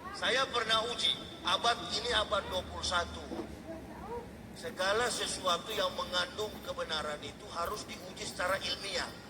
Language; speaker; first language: Indonesian; native; Indonesian